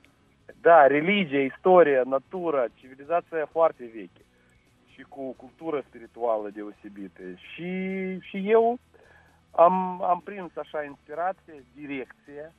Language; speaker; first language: Romanian; non-native, local second language; Russian